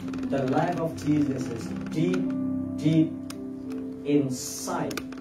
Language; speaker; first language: English; non-native, fluent; Indonesian